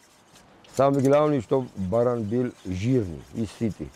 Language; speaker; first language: Russian; non-native, local second language; Georgian